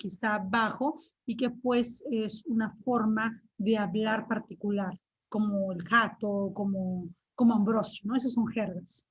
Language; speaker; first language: Spanish; native; Spanish